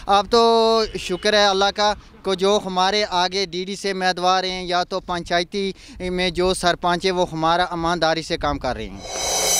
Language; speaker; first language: Hindi; non-native, local second language; Kashmiri